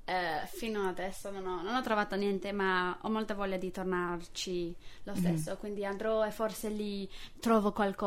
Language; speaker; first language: Italian; non-native, fluent; English